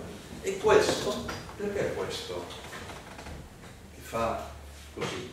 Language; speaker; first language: Italian; non-native, learner; Spanish